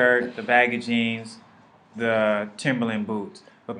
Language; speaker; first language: English; native; English